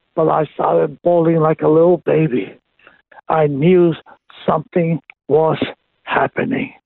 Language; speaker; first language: English; non-native, local second language; Cantonese